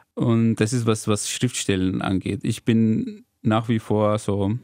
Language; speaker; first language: German; non-native, fluent; Arabic